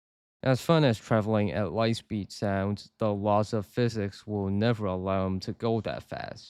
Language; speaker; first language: English; native; English